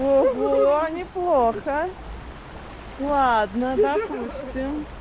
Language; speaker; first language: Russian; native; Russian